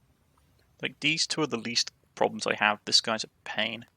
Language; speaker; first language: English; native; English